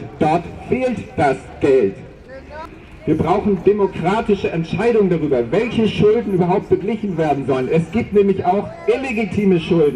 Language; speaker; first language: German; native; German